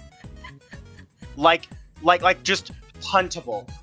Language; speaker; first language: English; native; English